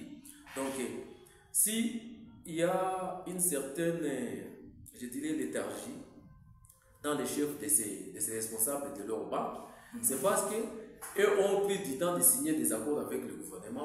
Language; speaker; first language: French; non-native, local second language; Swahili